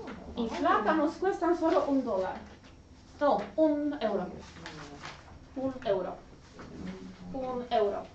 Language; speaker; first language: Spanish; non-native, learner; English